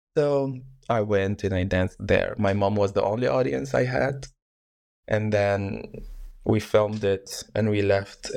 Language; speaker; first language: English; non-native, fluent; Arabic